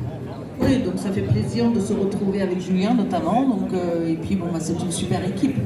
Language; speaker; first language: French; native; French